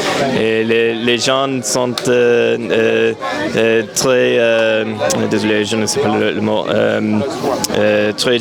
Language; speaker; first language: French; non-native, learner; English